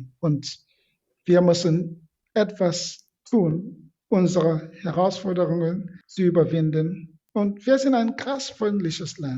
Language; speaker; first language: German; non-native, fluent; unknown